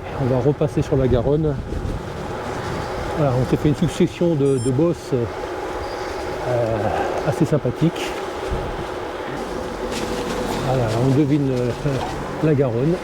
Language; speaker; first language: French; native; French